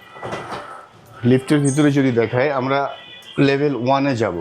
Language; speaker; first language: Bangla; native; Bangla